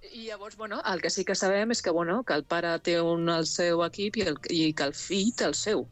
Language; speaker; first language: Catalan; non-native, local second language; Spanish